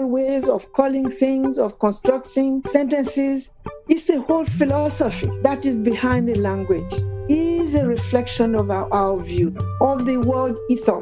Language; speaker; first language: English; non-native, fluent; Akan